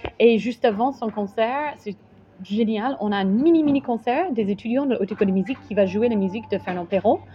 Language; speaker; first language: French; non-native, fluent; English